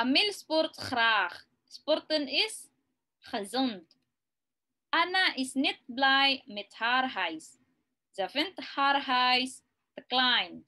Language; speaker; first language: Dutch; non-native, learner; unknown